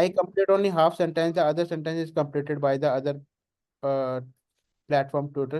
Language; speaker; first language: English; non-native, learner; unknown